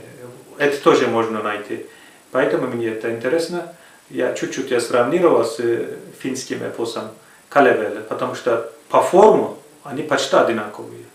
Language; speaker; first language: Russian; non-native, fluent; Turkish